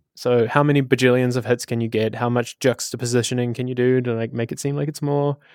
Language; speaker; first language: English; native; English